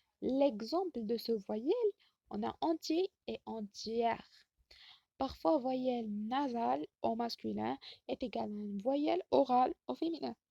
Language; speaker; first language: French; non-native, local second language; Arabic